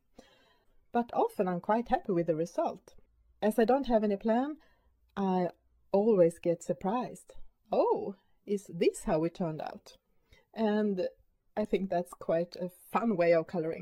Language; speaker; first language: English; non-native, fluent; Swedish